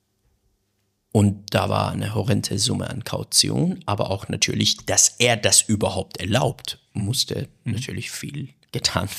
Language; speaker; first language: German; non-native, fluent; Persian